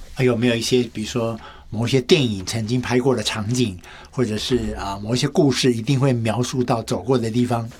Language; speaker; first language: Chinese; native; Chinese